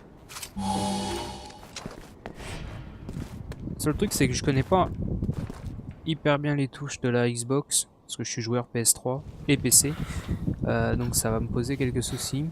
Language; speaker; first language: French; native; French